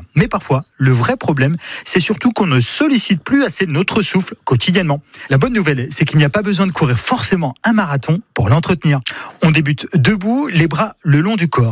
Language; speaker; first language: French; native; French